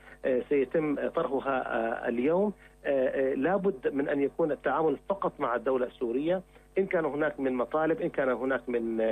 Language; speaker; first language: Arabic; native; Arabic